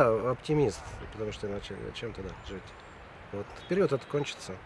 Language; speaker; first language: Russian; native; Russian